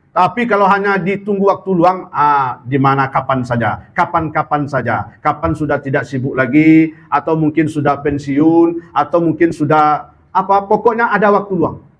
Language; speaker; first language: Malay; non-native, local second language; Minangkabau